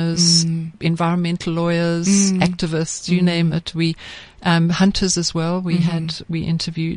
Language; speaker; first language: English; native; English